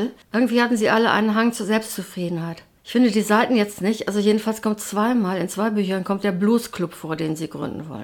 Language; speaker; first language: German; native; German